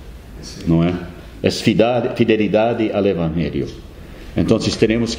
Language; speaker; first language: Spanish; non-native, fluent; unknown